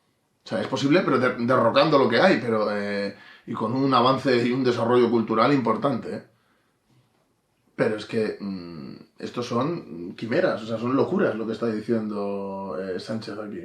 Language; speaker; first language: Spanish; native; Spanish